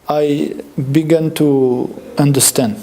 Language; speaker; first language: English; non-native, fluent; French